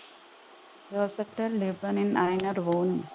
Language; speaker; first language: German; non-native, learner; Malayalam